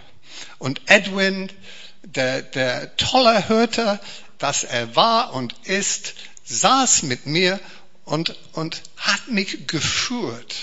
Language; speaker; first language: German; non-native, fluent; English